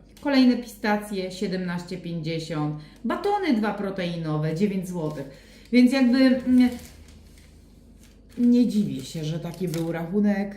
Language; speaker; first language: Polish; native; Polish